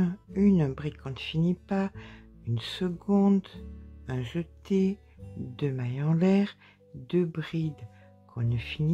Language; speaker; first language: French; native; French